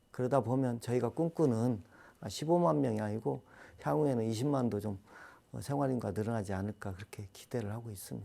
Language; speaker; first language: Korean; native; Korean